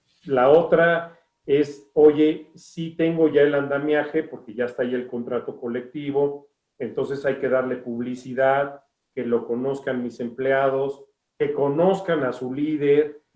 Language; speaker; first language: Spanish; native; Spanish